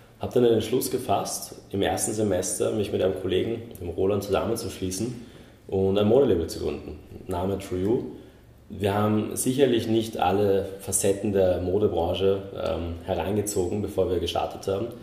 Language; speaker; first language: German; native; German